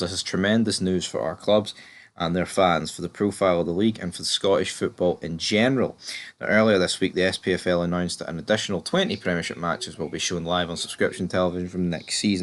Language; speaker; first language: English; native; English